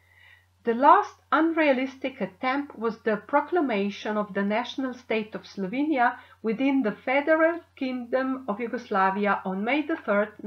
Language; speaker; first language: English; non-native, fluent; Slovenian